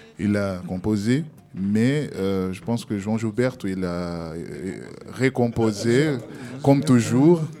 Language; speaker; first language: French; non-native, learner; Portuguese